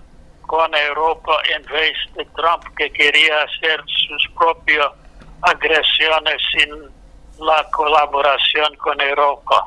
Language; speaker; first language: Spanish; non-native, fluent; English